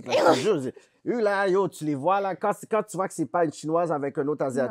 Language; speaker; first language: French; native; French